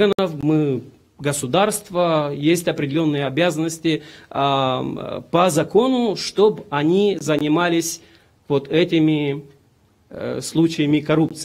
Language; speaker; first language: Russian; non-native, local second language; Romanian